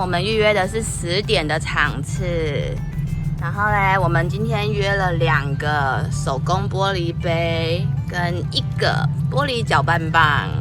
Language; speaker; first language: Chinese; native; Chinese